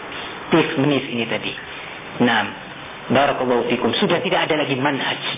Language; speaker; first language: Indonesian; native; Indonesian